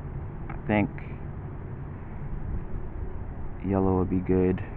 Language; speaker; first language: English; native; English